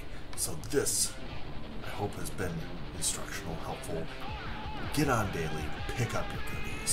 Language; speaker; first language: English; native; English